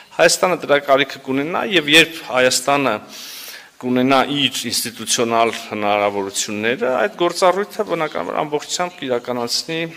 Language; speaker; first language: Armenian; native; Armenian